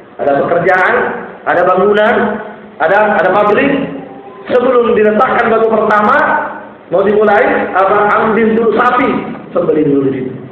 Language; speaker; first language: Indonesian; native; Indonesian